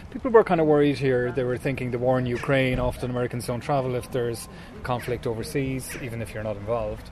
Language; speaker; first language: English; native; English